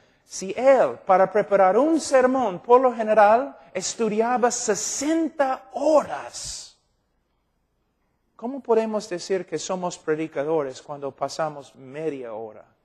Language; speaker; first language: Spanish; non-native, fluent; English